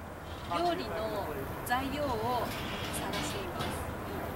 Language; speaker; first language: Japanese; non-native, learner; English